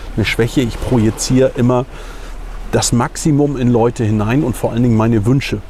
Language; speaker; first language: German; native; German